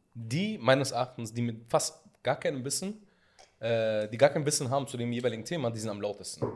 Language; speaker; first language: German; early bilingual, other home language; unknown